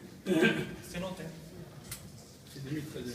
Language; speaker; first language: French; non-native, local second language; Arabic